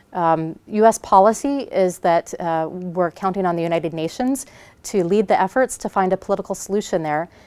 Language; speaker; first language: English; native; English